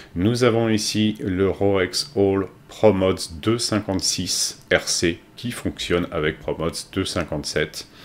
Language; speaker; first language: French; native; French